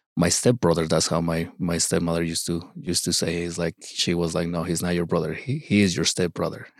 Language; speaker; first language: English; early bilingual, other home language; Spanish